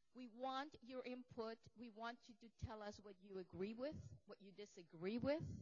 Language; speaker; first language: English; native; English